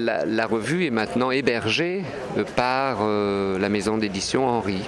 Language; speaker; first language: French; native; French